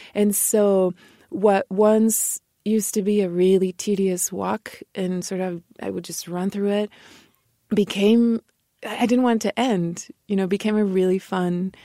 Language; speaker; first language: English; non-native, fluent; Spanish